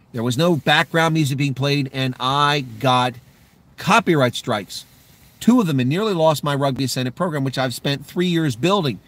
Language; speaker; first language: English; native; English